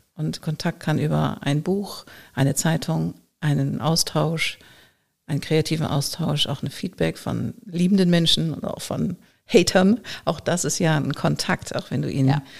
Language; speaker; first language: German; native; German